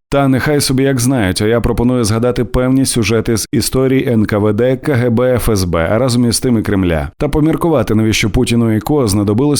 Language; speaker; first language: Ukrainian; native; Ukrainian